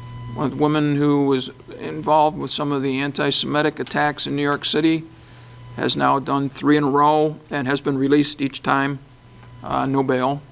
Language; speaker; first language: English; native; English